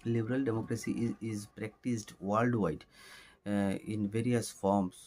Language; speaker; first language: English; non-native, local second language; Bangla